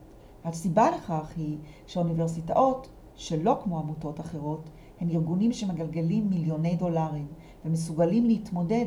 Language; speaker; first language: Hebrew; native; Hebrew